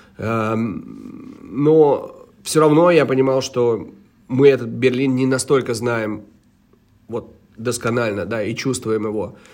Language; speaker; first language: Russian; early bilingual, heritage; Russian